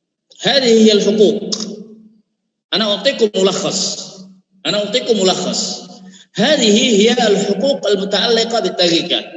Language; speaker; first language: Arabic; non-native, fluent; Indonesian